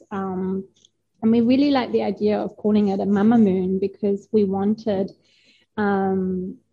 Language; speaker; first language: English; non-native, fluent; German